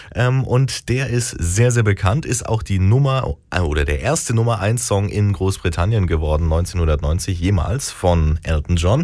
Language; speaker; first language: German; native; German